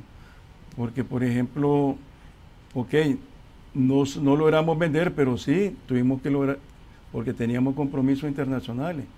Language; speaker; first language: Spanish; native; Spanish